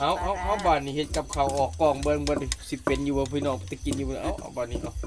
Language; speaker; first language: Thai; native; Thai